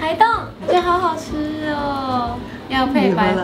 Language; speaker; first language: Chinese; non-native, fluent; Japanese